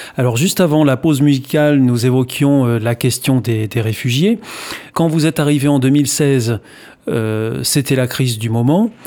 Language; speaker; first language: French; native; French